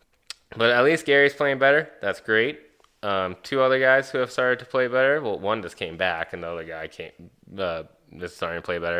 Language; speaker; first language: English; native; English